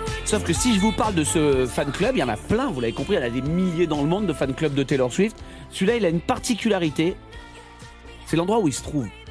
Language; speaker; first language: French; native; French